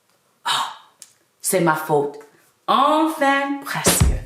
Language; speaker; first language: French; non-native, fluent; English